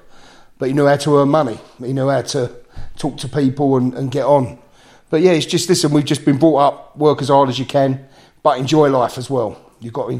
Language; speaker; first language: English; native; English